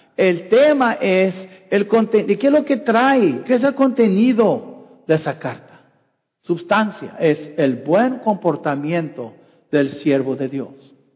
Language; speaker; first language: Spanish; non-native, fluent; English